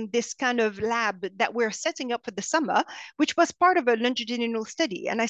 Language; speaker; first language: English; non-native, fluent; French